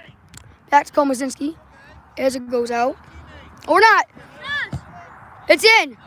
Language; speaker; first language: English; native; English